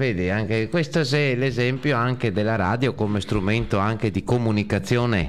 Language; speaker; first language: Italian; native; Italian